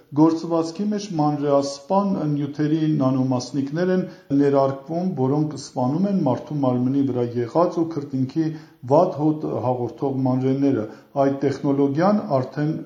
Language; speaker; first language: Armenian; native; Armenian